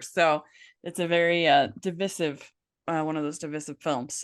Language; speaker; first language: English; native; English